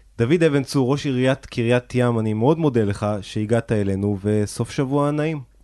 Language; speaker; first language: Hebrew; native; Hebrew